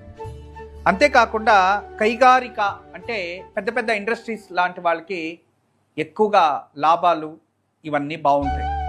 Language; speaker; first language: Telugu; native; Telugu